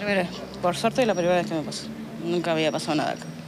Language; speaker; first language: Spanish; native; Spanish